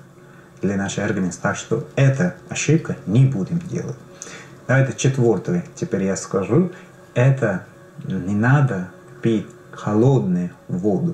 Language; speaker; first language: Russian; non-native, learner; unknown